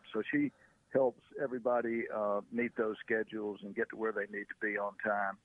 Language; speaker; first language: English; native; English